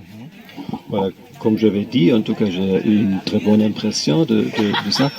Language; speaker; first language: French; non-native, local second language; Arabic